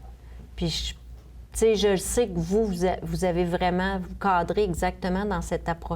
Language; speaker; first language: French; native; French